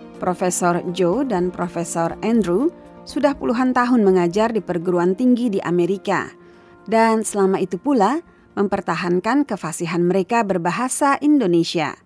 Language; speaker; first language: Indonesian; native; Indonesian